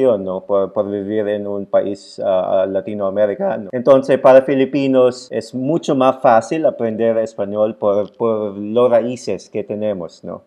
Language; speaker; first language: Spanish; non-native, fluent; Filipino